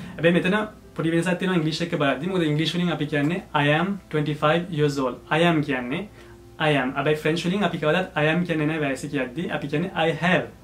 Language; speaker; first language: Sinhala; early bilingual, heritage; Sinhala